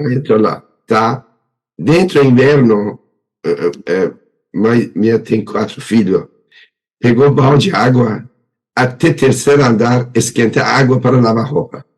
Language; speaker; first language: Portuguese; non-native, learner; Persian